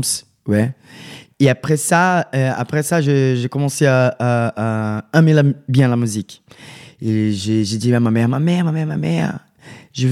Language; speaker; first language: French; non-native, learner; Portuguese